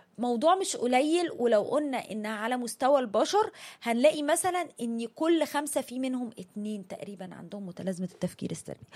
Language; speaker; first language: Egyptian Arabic; native; Egyptian Arabic